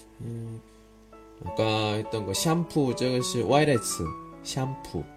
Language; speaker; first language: Chinese; non-native, learner; Korean